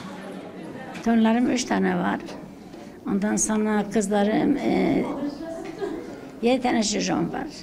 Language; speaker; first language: Turkish; non-native, local second language; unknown